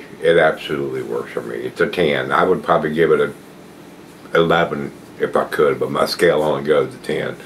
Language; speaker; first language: English; native; English